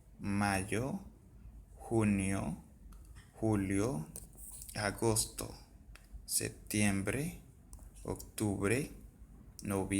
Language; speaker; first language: Spanish; non-native, fluent; Haitian Creole